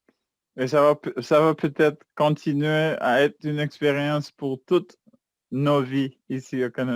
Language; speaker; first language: French; non-native, fluent; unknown